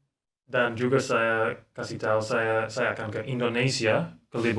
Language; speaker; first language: Indonesian; non-native, learner; English